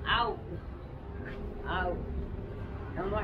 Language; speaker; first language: English; non-native, learner; Nepali